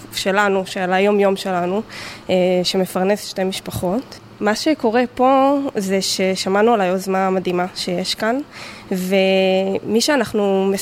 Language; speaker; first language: Hebrew; native; Hebrew